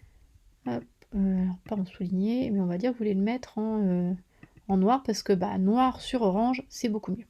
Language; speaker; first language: French; native; French